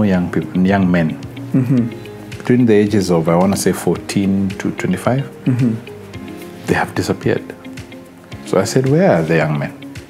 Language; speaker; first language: English; non-native, local second language; Swahili